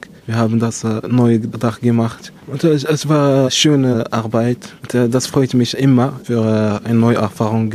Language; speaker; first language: German; non-native, learner; Arabic